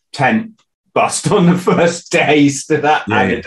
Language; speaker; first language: English; native; English